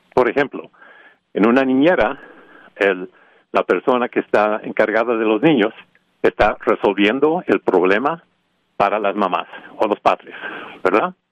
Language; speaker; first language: Spanish; early bilingual, heritage; Spanish